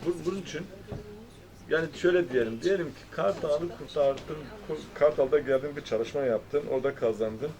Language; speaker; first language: Turkish; native; Turkish